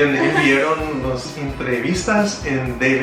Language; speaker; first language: Spanish; non-native, fluent; English